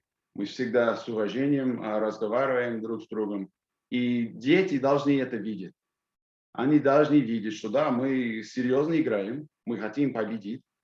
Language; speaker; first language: Russian; non-native, fluent; English